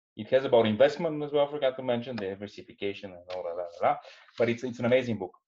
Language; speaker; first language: English; non-native, fluent; Bulgarian